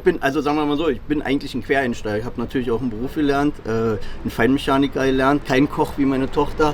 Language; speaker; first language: German; native; German